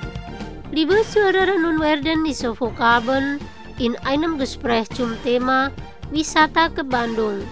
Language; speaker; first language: German; non-native, learner; Indonesian